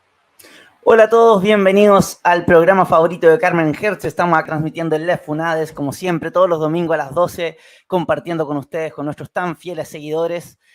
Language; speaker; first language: Spanish; native; Spanish